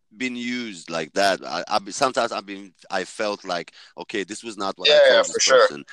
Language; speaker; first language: English; early bilingual, heritage; Swedish